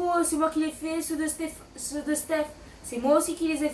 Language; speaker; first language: French; native; French